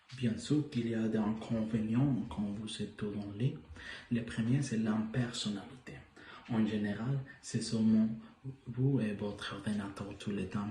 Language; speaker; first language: French; non-native, learner; Spanish